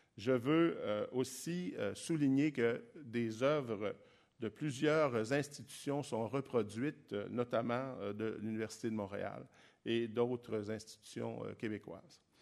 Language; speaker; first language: French; native; French